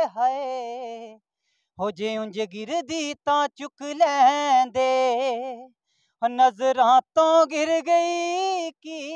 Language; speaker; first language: Hindi; native; Hindi